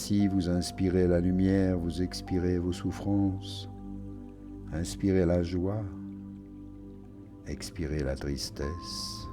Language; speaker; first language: French; native; French